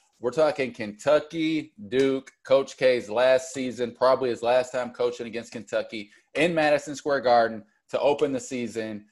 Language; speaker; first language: English; native; English